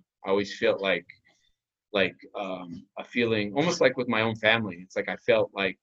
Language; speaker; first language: English; native; English